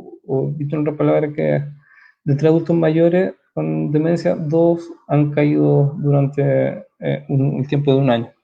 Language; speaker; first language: Spanish; native; Spanish